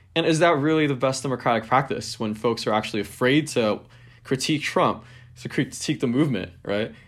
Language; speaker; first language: English; non-native, local second language; Cantonese